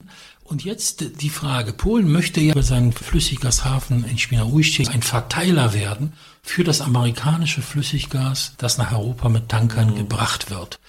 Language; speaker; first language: German; non-native, fluent; Polish